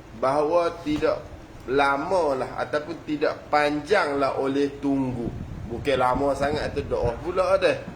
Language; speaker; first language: Malay; native; Malay